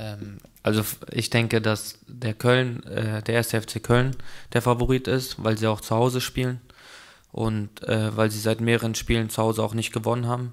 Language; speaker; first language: German; early bilingual, other home language; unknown